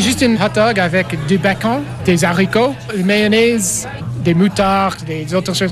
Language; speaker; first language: French; non-native, learner; English